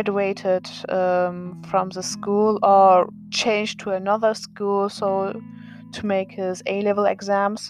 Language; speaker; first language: English; non-native, fluent; German